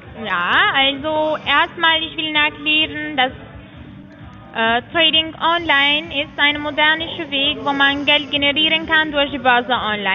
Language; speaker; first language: German; non-native, fluent; Russian